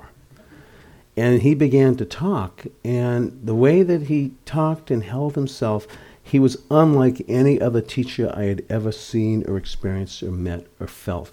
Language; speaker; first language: English; native; English